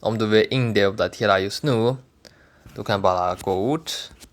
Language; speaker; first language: Swedish; non-native, learner; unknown